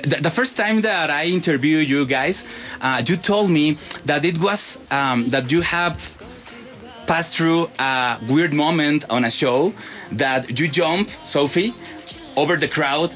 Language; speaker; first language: English; non-native, fluent; Spanish